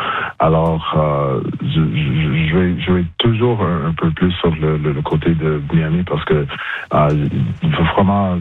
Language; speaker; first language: French; non-native, local second language; English